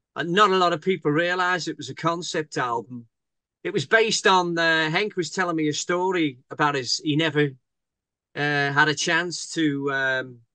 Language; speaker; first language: English; native; English